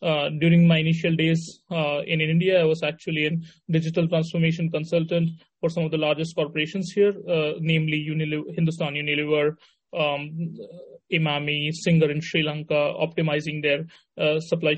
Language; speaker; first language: English; non-native, local second language; Hindi